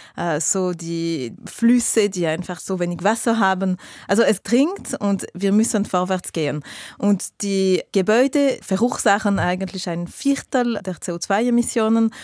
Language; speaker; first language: German; non-native, local second language; French